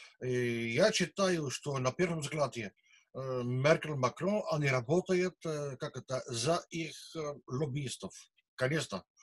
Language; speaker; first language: Russian; non-native, learner; Dutch